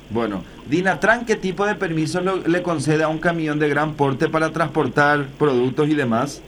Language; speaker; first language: Spanish; native; Spanish